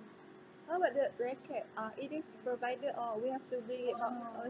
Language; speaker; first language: English; non-native, local second language; Malay